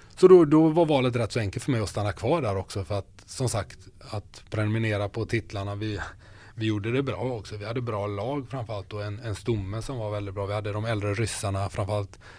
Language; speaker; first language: Swedish; native; Swedish